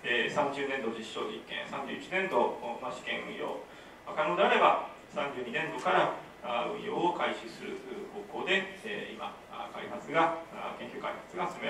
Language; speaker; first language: Japanese; native; Japanese